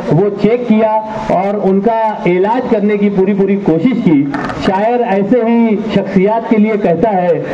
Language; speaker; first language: Hindi; non-native, local second language; Urdu